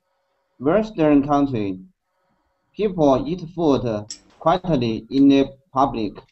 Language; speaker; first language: English; non-native, learner; Chinese